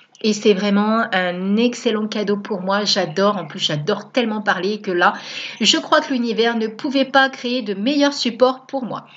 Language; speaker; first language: French; native; French